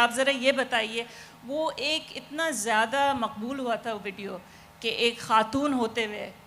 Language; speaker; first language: Urdu; native; Urdu